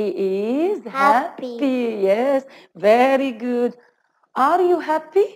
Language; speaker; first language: English; non-native, fluent; Arabic